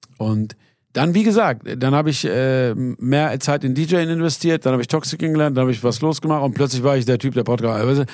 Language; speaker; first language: German; early bilingual, other home language; Persian